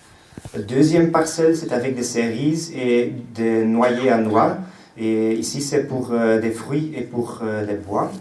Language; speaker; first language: French; non-native, local second language; Dutch